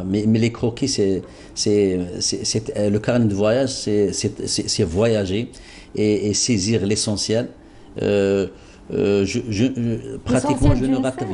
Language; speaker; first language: French; non-native, local second language; Arabic